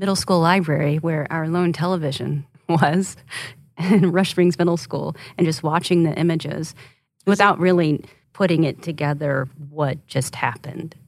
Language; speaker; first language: English; native; English